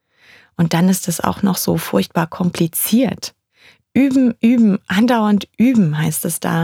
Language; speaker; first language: German; native; German